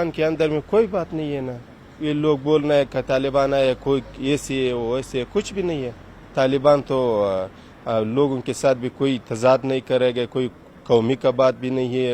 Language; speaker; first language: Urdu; non-native, learner; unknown